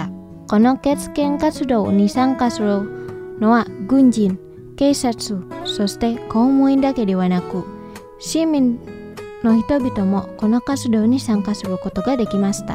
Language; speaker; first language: Japanese; non-native, fluent; Indonesian